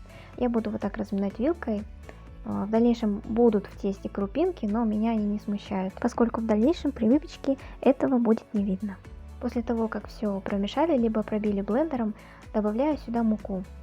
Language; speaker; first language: Russian; native; Russian